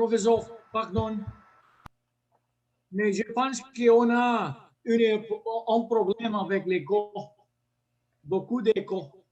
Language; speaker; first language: French; non-native, learner; Spanish